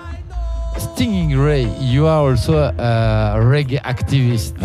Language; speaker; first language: English; non-native, learner; French